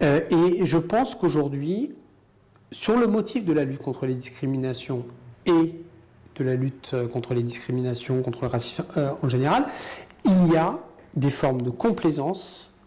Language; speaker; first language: French; native; French